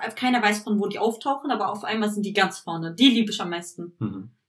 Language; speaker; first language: German; early bilingual, other home language; Turkish